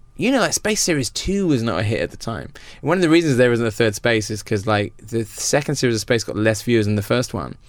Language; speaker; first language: English; native; English